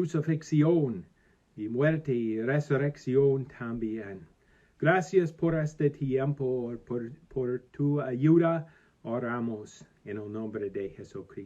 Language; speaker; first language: Spanish; non-native, learner; English